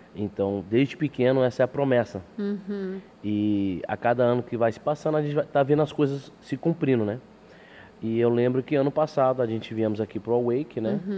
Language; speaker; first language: Portuguese; early bilingual, heritage; English